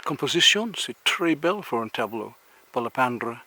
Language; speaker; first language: French; non-native, learner; English